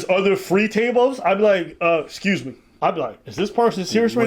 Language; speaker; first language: English; native; English